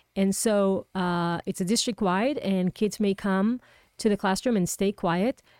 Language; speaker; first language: English; non-native, fluent; Hebrew